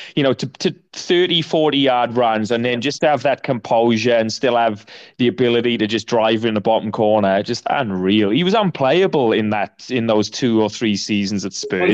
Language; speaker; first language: English; native; English